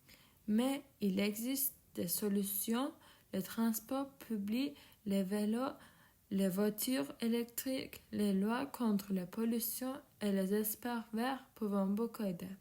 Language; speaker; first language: French; non-native, learner; Turkish